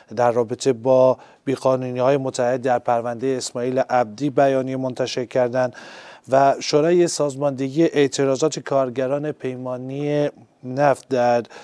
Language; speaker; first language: Persian; non-native, local second language; Central Kurdish